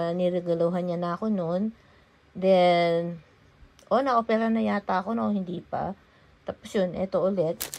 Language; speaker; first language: Filipino; non-native, local second language; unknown